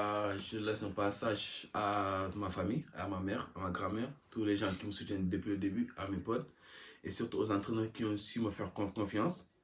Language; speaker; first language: French; non-native, local second language; Wolof